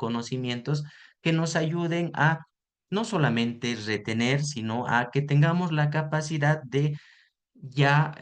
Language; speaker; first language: Spanish; native; Spanish